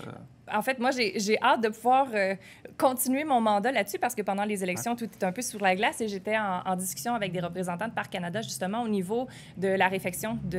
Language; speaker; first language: French; native; French